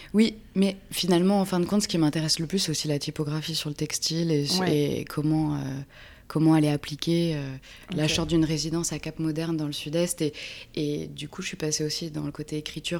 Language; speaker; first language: French; native; French